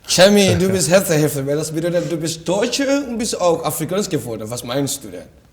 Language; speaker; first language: German; non-native, fluent; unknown